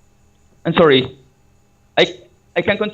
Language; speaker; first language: English; non-native, learner; Spanish